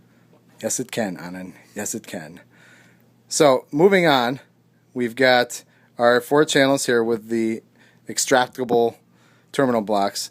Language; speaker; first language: English; native; English